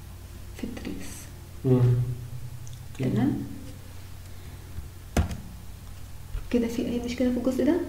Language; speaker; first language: Arabic; native; Arabic